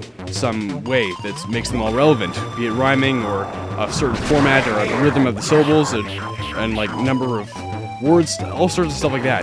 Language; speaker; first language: English; native; English